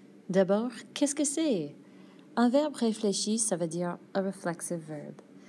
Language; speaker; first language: French; non-native, fluent; English